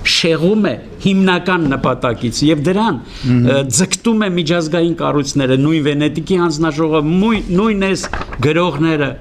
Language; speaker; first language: Armenian; native; Armenian